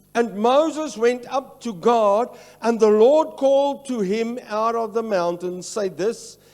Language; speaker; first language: English; non-native, local second language; Afrikaans